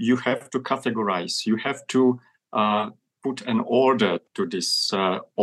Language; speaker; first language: English; non-native, fluent; Polish